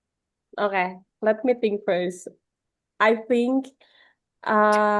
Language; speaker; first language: English; non-native, learner; Indonesian